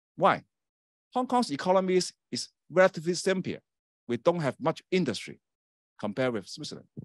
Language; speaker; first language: English; non-native, local second language; Chinese